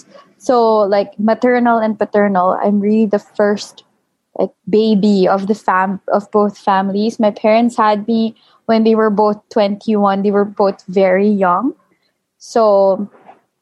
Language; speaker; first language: English; non-native, local second language; Filipino